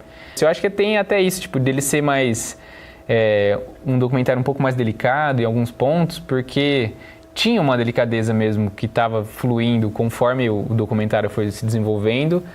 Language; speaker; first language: Portuguese; native; Portuguese